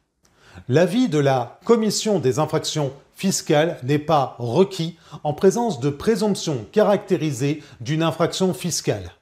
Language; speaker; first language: French; native; French